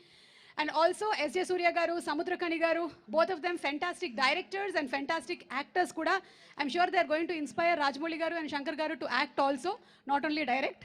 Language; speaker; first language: Telugu; native; Telugu